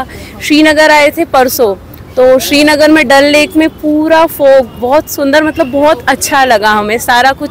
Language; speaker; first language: Hindi; native; Hindi